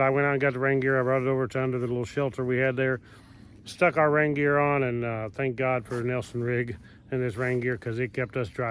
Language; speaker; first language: English; native; English